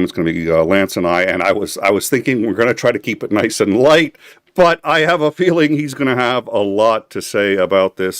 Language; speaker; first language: English; native; English